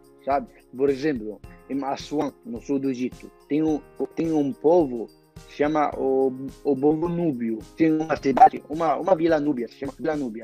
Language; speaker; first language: Portuguese; non-native, fluent; Arabic